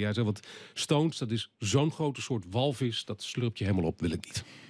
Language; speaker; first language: Dutch; native; Dutch